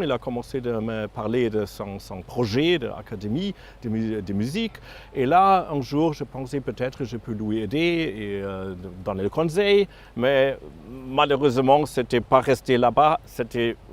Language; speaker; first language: French; non-native, fluent; German